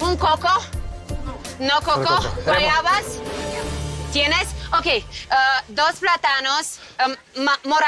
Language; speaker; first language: Spanish; non-native, learner; Romanian